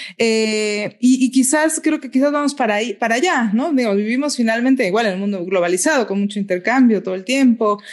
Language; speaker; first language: Spanish; native; Spanish